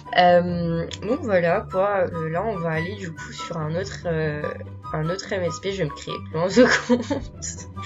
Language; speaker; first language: French; early bilingual, other home language; Portuguese